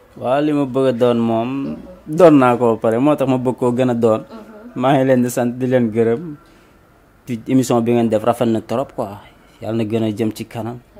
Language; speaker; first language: Wolof; native; Wolof